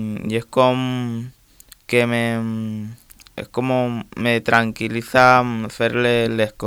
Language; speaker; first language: Catalan; non-native, local second language; Spanish